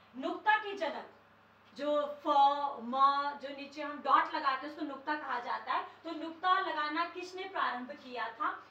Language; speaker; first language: Hindi; native; Hindi